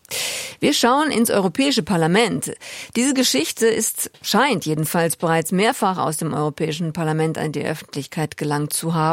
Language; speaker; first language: German; native; German